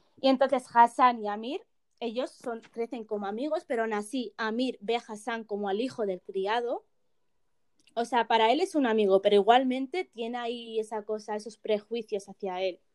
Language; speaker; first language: Spanish; early bilingual, other home language; Arabic